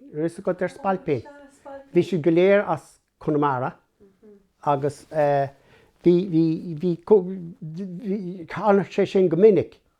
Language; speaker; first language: Irish; non-native, local second language; English